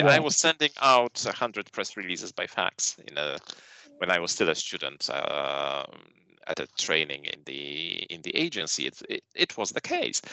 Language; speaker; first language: English; non-native, fluent; Polish